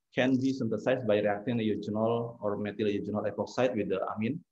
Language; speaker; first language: English; non-native, learner; Indonesian